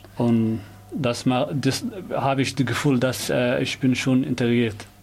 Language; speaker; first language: German; non-native, learner; Somali